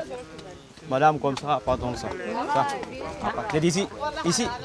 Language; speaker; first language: French; non-native, learner; Vietnamese